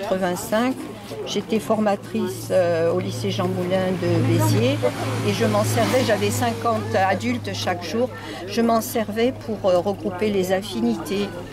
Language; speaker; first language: French; native; French